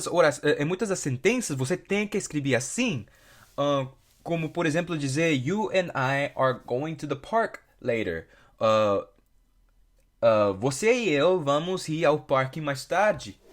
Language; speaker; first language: Portuguese; non-native, fluent; English